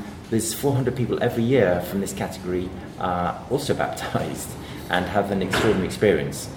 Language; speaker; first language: English; native; English